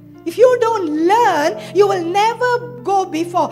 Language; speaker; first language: English; non-native, local second language; Tamil